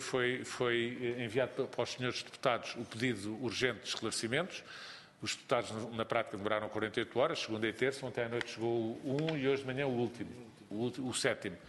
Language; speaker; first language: Portuguese; native; Portuguese